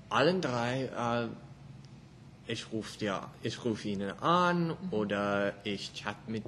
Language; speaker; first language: German; non-native, learner; English